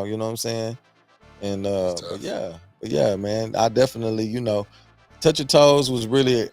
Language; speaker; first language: English; native; English